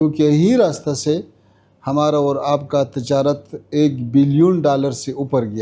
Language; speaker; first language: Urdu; non-native, fluent; Pashto